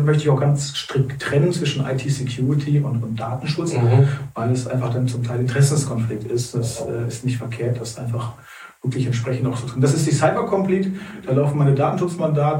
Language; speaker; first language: German; native; German